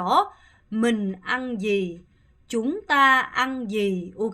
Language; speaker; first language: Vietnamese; non-native, fluent; Korean